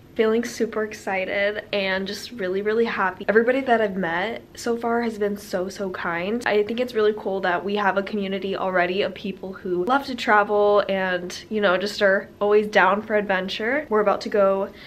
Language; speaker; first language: English; native; English